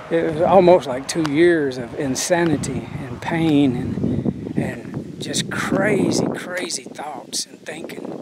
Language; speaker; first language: English; native; English